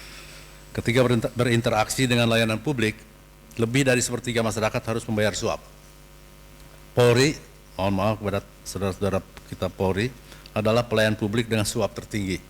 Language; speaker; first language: Indonesian; native; Indonesian